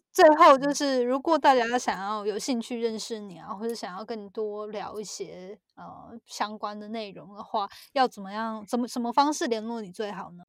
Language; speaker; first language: Chinese; native; Chinese